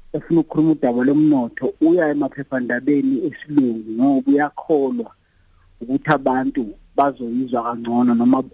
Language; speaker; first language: Zulu; native; Zulu